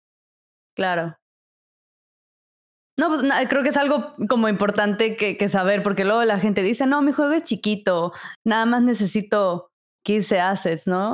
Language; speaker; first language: Spanish; native; Spanish